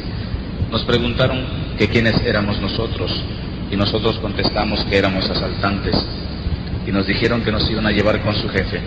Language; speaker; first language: Spanish; native; Spanish